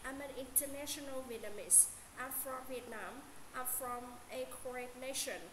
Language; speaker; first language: English; non-native, learner; Vietnamese